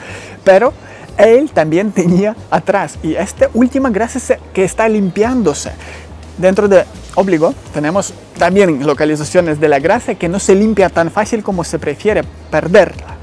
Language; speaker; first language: Spanish; non-native, fluent; Ukrainian